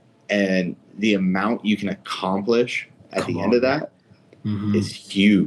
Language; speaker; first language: English; native; English